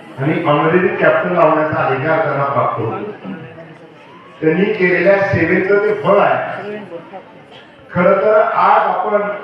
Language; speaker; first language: Marathi; native; Marathi